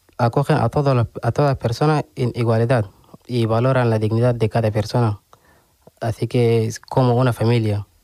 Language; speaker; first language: Spanish; non-native, learner; Arabic